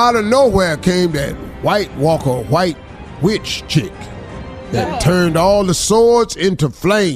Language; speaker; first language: English; native; English